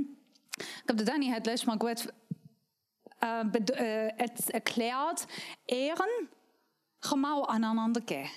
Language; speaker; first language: German; non-native, learner; Persian